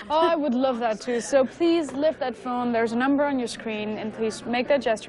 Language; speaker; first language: English; non-native, fluent; Italian